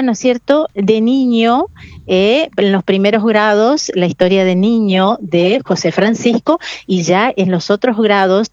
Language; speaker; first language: Spanish; native; Spanish